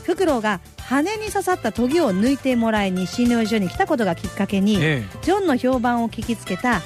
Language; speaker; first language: Japanese; native; Japanese